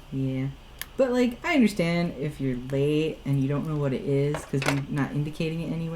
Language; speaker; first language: English; native; English